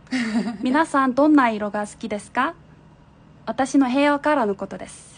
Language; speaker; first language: Japanese; non-native, learner; Chinese